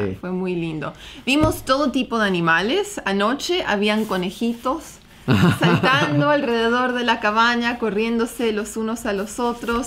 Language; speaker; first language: Spanish; native; Spanish